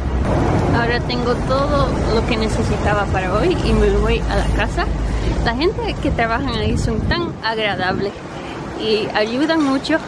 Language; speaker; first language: Spanish; early bilingual, heritage; Spanish